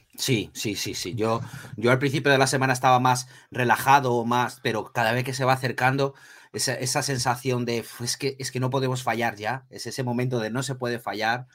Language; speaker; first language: Spanish; early bilingual, other home language; Portuguese